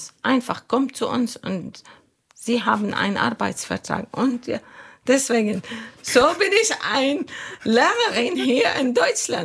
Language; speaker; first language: German; non-native, learner; Arabic